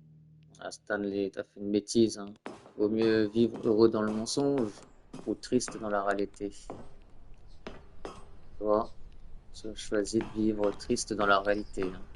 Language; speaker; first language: French; native; French